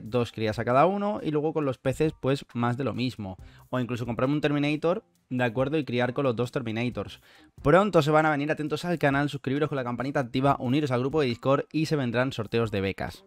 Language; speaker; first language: Spanish; native; Spanish